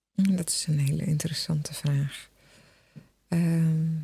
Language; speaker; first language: Dutch; non-native, fluent; Portuguese